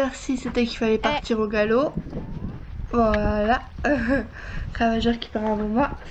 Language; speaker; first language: French; native; French